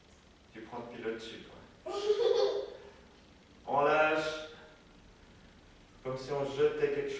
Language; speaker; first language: French; native; French